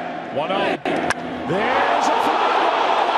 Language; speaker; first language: English; native; English